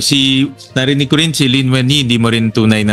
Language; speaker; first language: Filipino; native; Filipino